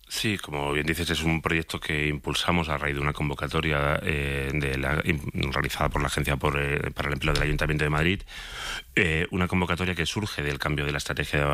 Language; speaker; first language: Spanish; native; Spanish